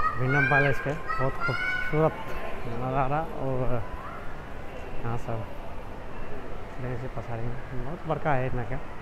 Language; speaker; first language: Hindi; non-native, local second language; Maithili